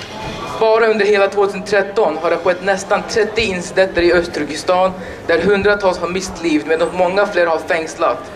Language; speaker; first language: Swedish; non-native, learner; Uyghur